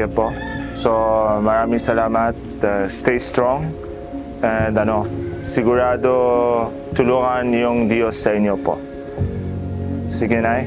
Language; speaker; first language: Filipino; non-native, learner; Arabic